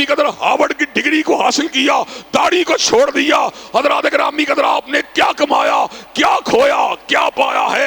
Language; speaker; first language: Urdu; native; Urdu